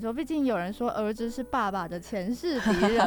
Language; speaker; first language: Chinese; native; Chinese